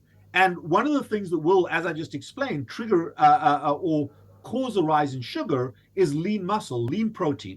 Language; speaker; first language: English; native; English